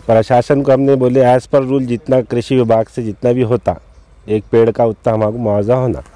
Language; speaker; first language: Hindi; non-native, local second language; Urdu